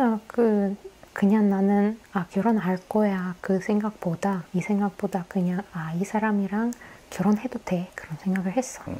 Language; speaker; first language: Korean; non-native, fluent; Russian